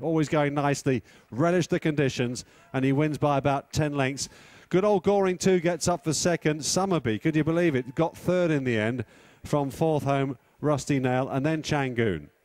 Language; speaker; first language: English; native; English